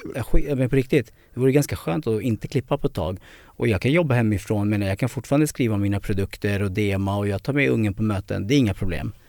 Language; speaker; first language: Swedish; native; Swedish